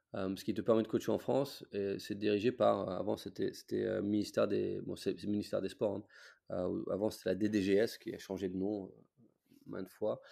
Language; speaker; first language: French; non-native, fluent; English